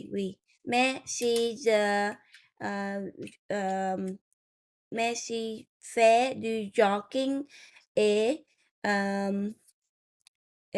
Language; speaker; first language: French; non-native, learner; Vietnamese